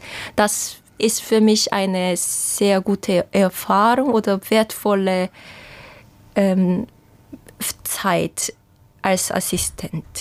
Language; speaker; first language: German; non-native, fluent; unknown